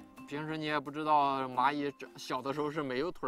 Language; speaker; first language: Chinese; native; Chinese